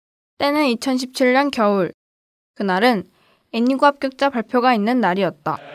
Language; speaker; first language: Korean; native; Korean